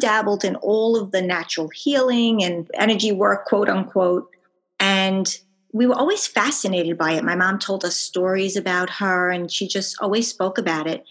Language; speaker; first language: English; native; English